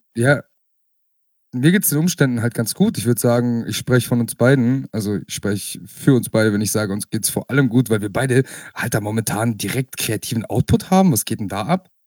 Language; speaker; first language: German; native; German